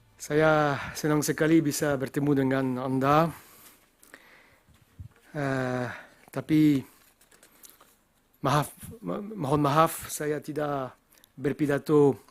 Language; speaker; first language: Indonesian; non-native, learner; French